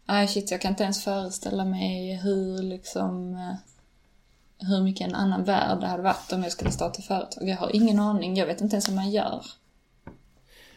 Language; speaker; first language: Swedish; native; Swedish